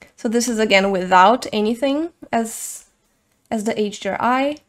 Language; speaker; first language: English; non-native, fluent; Portuguese